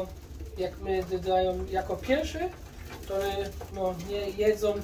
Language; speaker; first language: Polish; early bilingual, heritage; German